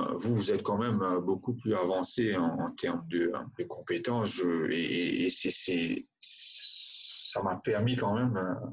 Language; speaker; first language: French; non-native, local second language; Morisyen